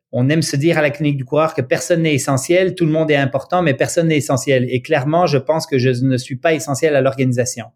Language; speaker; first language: French; native; French